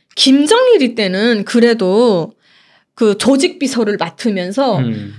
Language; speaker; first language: Korean; native; Korean